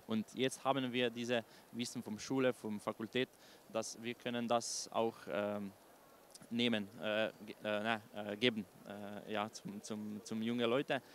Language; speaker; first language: German; non-native, learner; Slovenian